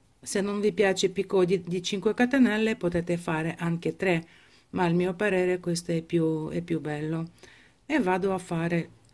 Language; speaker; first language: Italian; non-native, fluent; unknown